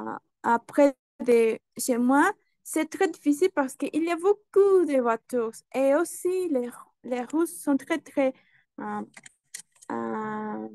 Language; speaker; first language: French; non-native, learner; Spanish